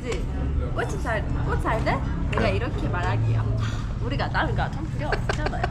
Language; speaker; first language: Korean; non-native, learner; Persian